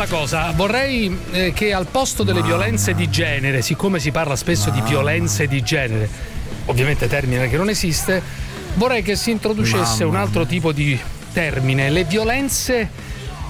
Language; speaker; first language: Italian; native; Italian